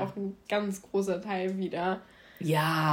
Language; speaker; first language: German; native; German